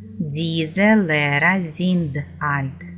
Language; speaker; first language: German; non-native, fluent; Ukrainian